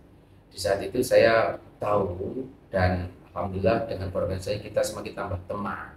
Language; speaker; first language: Indonesian; native; Indonesian